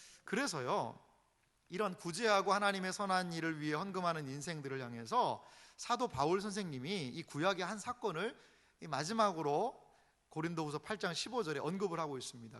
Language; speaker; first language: Korean; native; Korean